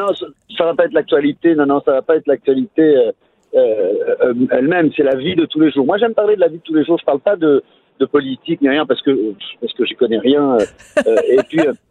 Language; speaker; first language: French; native; French